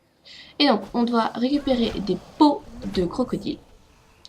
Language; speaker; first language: French; native; French